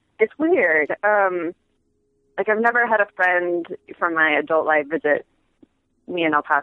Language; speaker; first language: English; native; English